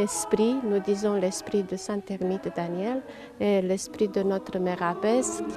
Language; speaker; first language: French; non-native, fluent; Romanian